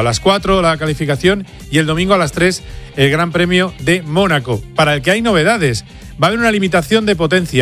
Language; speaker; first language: Spanish; native; Spanish